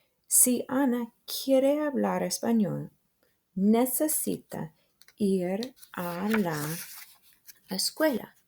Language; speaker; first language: Spanish; non-native, fluent; English